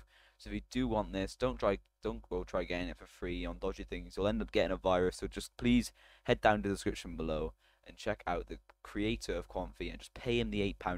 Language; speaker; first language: English; native; English